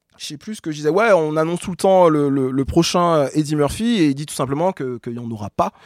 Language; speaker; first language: French; native; French